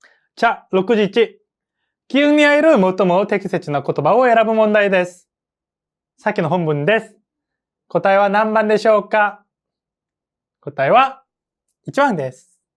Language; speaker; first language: Japanese; non-native, fluent; Korean